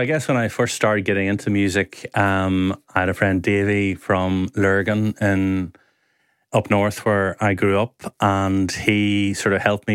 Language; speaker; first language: English; native; English